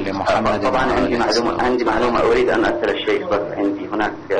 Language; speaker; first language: Arabic; native; Arabic